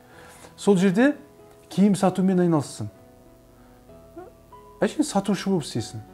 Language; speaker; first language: Kazakh; native; Kazakh